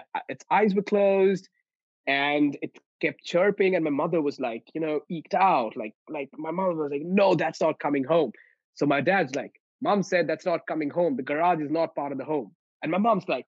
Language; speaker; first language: English; non-native, local second language; Bangla